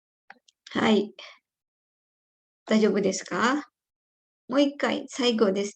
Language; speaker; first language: Japanese; non-native, fluent; Indonesian